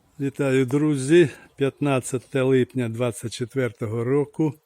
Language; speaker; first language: Ukrainian; native; Ukrainian